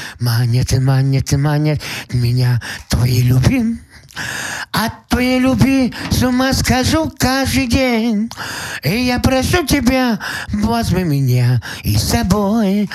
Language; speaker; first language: Russian; non-native, local second language; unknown